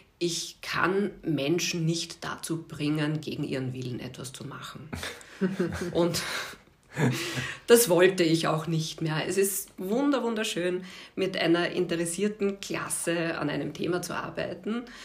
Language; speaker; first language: German; native; German